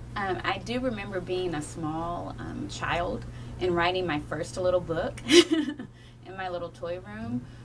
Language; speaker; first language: English; native; English